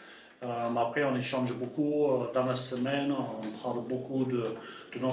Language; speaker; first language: French; non-native, fluent; English